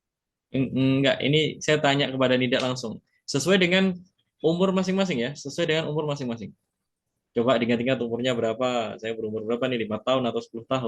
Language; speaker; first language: Indonesian; native; Indonesian